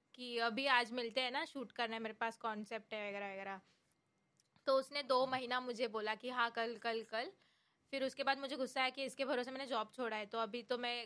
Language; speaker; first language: Hindi; non-native, local second language; Marathi